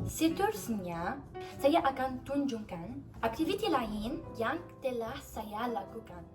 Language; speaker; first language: Malay; non-native, learner; Arabic